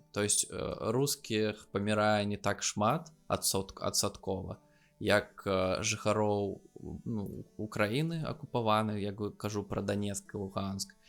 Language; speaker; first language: Belarusian; non-native, local second language; Russian